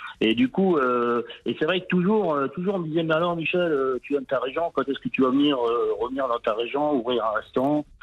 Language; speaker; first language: French; native; French